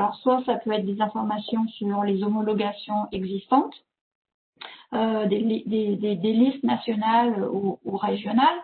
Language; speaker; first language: French; native; French